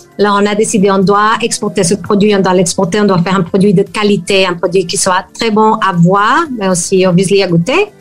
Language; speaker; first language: French; non-native, fluent; Spanish